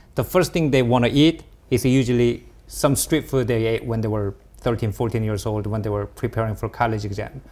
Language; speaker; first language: English; early bilingual, other home language; Korean